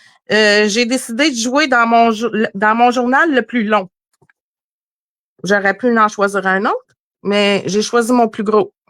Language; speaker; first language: French; native; French